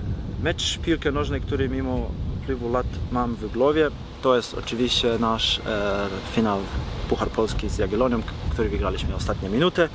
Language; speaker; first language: Polish; non-native, learner; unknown